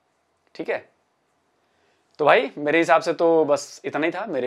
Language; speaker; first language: Hindi; native; Hindi